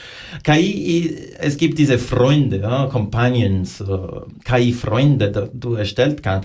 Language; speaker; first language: German; non-native, learner; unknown